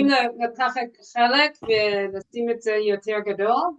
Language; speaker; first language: Hebrew; non-native, learner; English